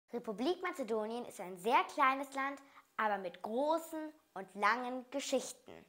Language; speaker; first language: German; early bilingual, other home language; Macedonian